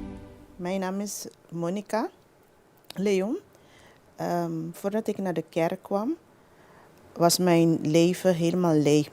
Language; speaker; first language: Dutch; non-native, local second language; Papiamento